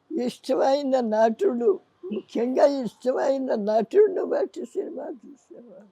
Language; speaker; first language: Telugu; native; Telugu